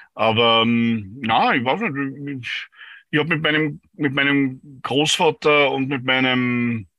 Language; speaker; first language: German; native; German